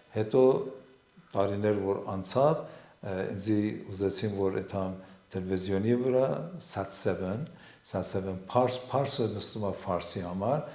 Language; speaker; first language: Armenian; non-native, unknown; Assyrian Neo-Aramaic